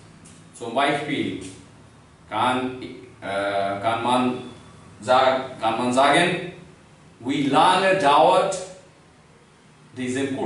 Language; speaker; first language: German; non-native, learner; Hindi